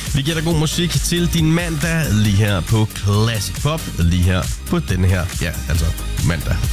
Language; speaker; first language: Danish; native; Danish